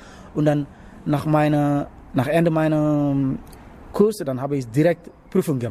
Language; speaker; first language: German; non-native, learner; Wolof